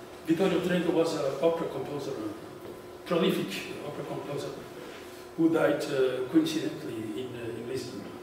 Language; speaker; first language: English; non-native, fluent; Portuguese